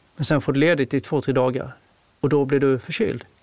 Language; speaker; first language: Swedish; native; Swedish